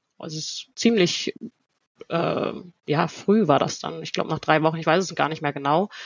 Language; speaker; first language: German; native; German